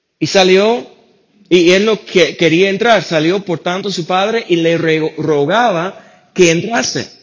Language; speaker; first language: Spanish; non-native, fluent; English